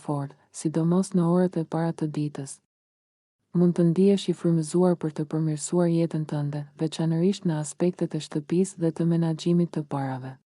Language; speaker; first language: Albanian; native; Albanian